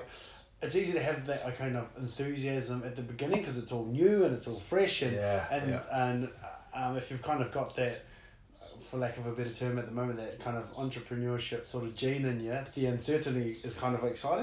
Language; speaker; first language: English; native; English